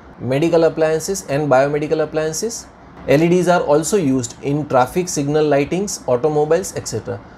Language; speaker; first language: English; non-native, local second language; Gujarati